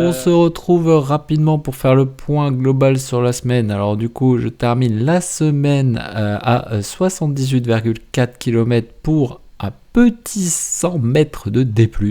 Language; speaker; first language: French; native; French